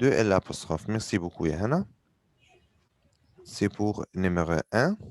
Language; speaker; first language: French; non-native, fluent; Arabic